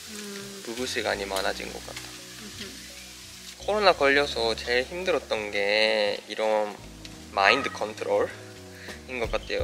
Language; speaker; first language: Korean; non-native, fluent; Japanese